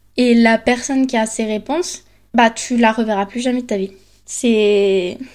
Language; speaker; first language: French; early bilingual, other home language; Spanish